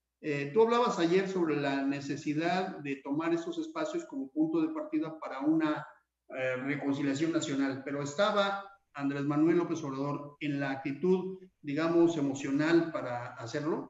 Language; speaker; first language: Spanish; native; Spanish